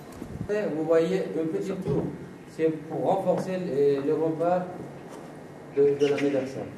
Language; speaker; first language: French; non-native, fluent; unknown